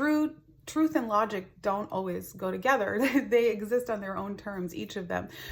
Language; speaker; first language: English; native; English